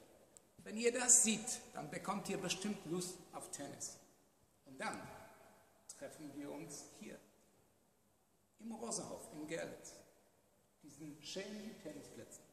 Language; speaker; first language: German; non-native, fluent; Polish